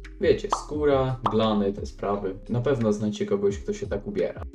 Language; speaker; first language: Polish; native; Polish